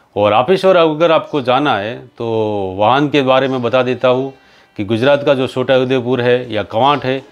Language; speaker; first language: Hindi; native; Hindi